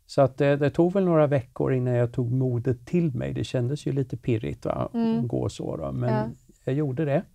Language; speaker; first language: Swedish; native; Swedish